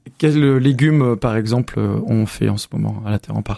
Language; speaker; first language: French; native; French